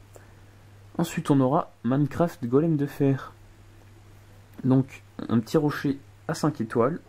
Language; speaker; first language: French; native; French